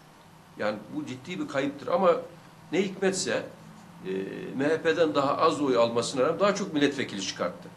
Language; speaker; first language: Turkish; native; Turkish